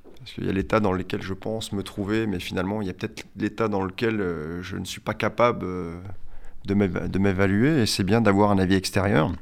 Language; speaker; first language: French; native; French